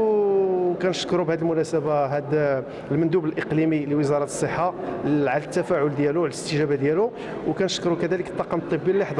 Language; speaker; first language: Arabic; native; Arabic